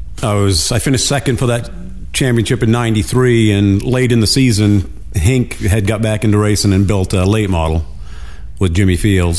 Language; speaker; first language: English; native; English